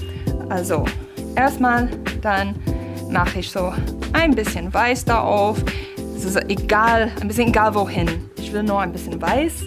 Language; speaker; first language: German; non-native, fluent; English